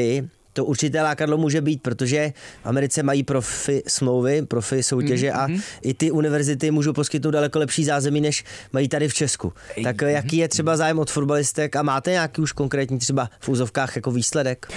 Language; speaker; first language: Czech; native; Czech